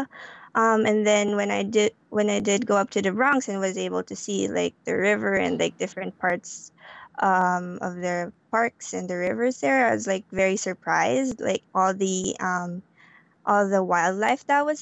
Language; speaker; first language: English; non-native, local second language; Filipino